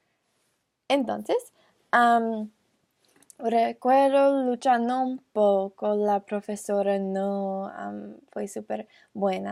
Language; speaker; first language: Spanish; non-native, learner; English